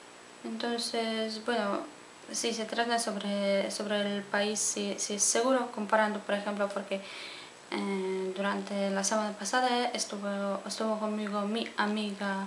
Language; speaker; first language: Spanish; non-native, fluent; Polish